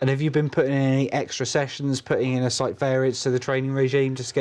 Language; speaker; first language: English; native; English